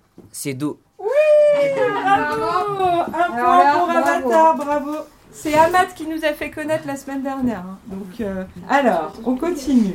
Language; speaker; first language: French; native; French